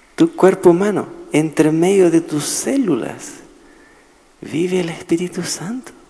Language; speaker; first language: Spanish; native; Spanish